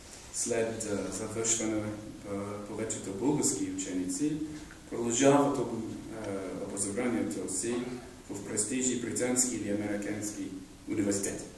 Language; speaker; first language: Bulgarian; non-native, fluent; English